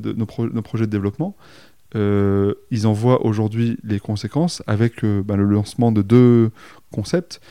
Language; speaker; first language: French; native; French